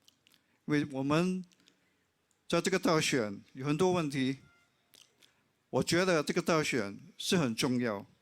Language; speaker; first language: Chinese; non-native, local second language; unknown